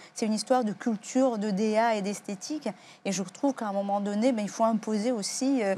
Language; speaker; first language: French; native; French